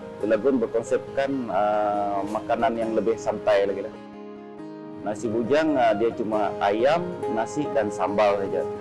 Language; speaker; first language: Malay; native; Malay